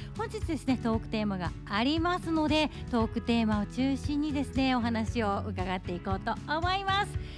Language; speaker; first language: Japanese; native; Japanese